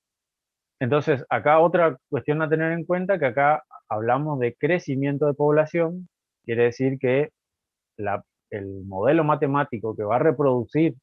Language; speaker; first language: Spanish; native; Spanish